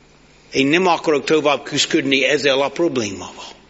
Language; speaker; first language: Hungarian; non-native, learner; English